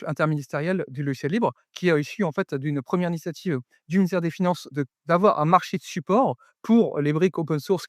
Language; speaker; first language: French; native; French